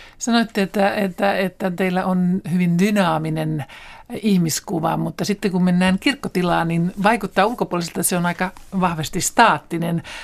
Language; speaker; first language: Finnish; native; Finnish